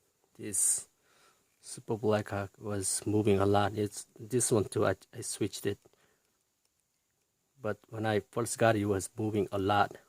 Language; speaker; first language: English; non-native, fluent; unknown